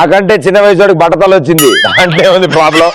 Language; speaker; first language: Telugu; native; Telugu